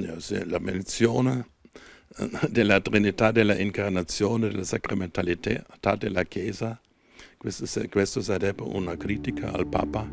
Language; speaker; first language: Italian; non-native, fluent; German